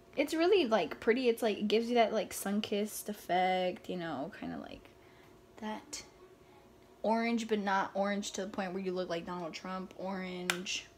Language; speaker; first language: English; early bilingual, other home language; Spanish